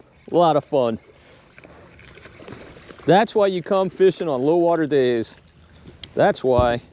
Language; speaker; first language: English; native; English